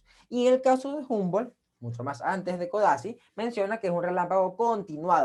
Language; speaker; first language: Spanish; native; Spanish